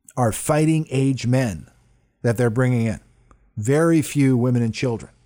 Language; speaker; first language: English; early bilingual, other home language; Italian